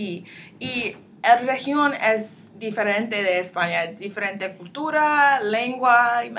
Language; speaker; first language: Spanish; non-native, learner; English